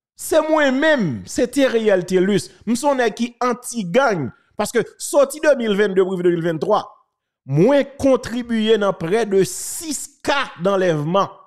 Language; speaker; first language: French; non-native, local second language; Haitian Creole